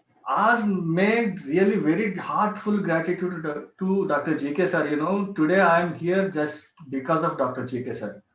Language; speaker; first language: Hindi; non-native, local second language; Telugu